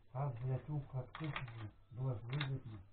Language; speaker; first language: Russian; native; Russian